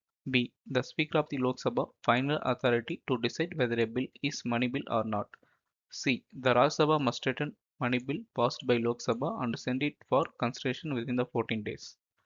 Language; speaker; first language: English; non-native, local second language; Tamil